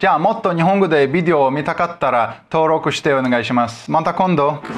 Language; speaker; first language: Japanese; non-native, learner; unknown